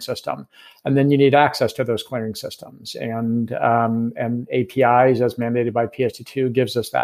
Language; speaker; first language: English; native; English